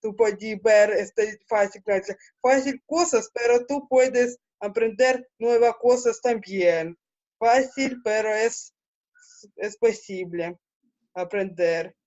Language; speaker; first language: Spanish; non-native, learner; Russian